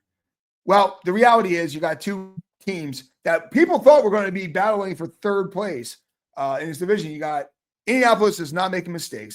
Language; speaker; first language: English; native; English